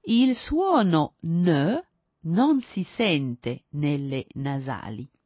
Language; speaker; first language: Italian; non-native, fluent; French